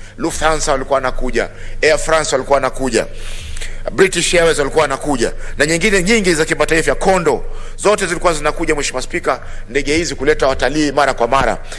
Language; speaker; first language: Swahili; native; Swahili